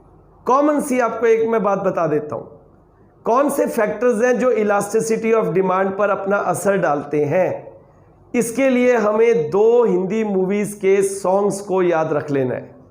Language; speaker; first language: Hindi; native; Hindi